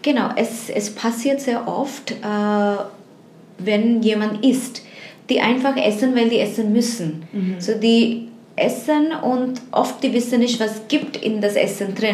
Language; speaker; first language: German; non-native, fluent; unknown